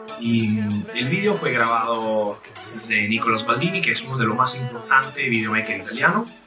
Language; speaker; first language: Spanish; non-native, fluent; Italian